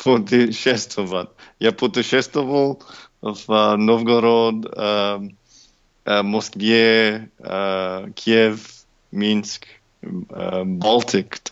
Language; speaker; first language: Russian; non-native, learner; English